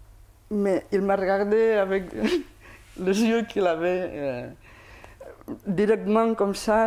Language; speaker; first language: French; non-native, fluent; Spanish